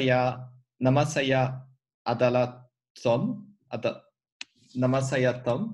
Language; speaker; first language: Indonesian; non-native, learner; French